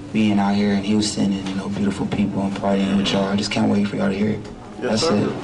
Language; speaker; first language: English; native; English